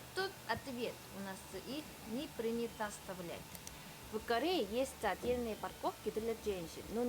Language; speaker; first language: Russian; non-native, fluent; Korean